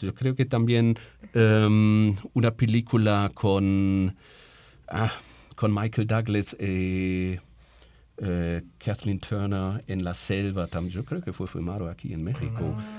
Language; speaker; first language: Spanish; non-native, fluent; German